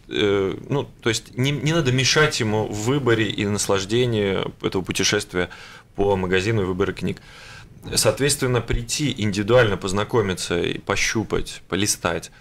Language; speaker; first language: Russian; native; Russian